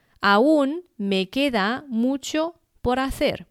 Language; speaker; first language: Spanish; non-native, fluent; Chinese